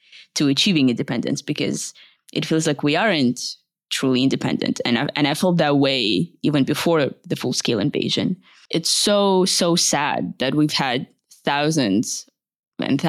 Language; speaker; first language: English; early bilingual, other home language; Russian